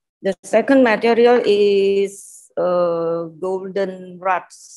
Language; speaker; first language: English; non-native, learner; Indonesian